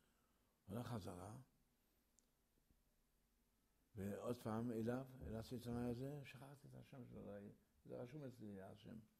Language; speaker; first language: Hebrew; early bilingual, other home language; Yiddish